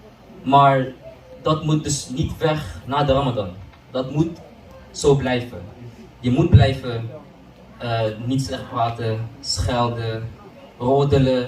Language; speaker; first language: Dutch; early bilingual, other home language; Indonesian